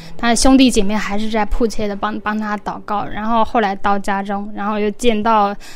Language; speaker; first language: Chinese; native; Chinese